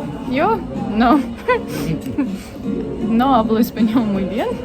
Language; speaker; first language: Spanish; non-native, learner; Russian